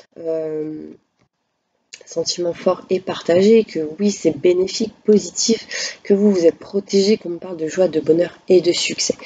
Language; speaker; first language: French; native; French